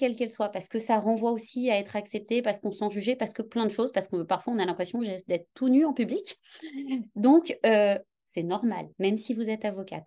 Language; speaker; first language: French; native; French